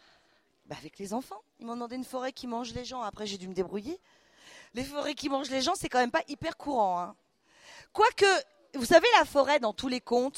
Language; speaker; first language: French; native; French